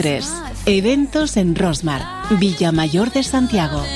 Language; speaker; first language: Spanish; native; Spanish